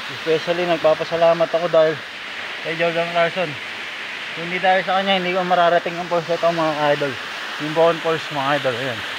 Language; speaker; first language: Filipino; native; Filipino